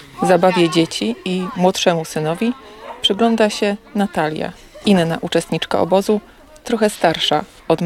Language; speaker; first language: Polish; native; Polish